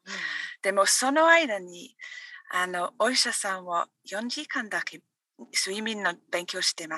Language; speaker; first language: Japanese; non-native, learner; English